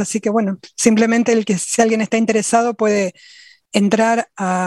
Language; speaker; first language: Spanish; native; Spanish